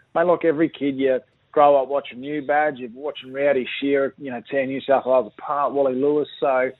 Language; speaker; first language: English; native; English